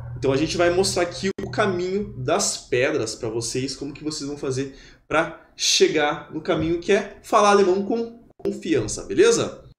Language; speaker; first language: Portuguese; native; Portuguese